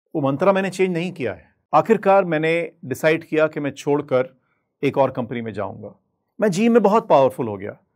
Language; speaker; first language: Hindi; native; Hindi